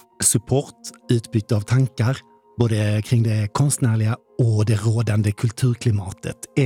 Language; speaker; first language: Swedish; native; Swedish